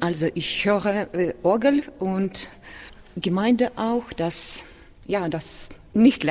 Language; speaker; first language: German; non-native, learner; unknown